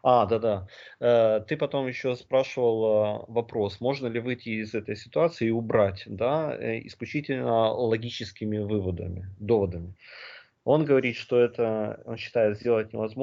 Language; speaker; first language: Russian; native; Russian